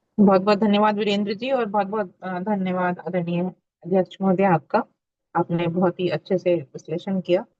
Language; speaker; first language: Hindi; native; Hindi